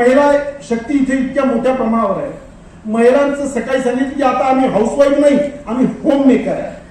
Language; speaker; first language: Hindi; non-native, local second language; Marwari